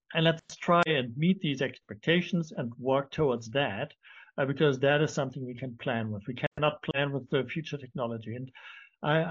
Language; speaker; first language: English; non-native, fluent; German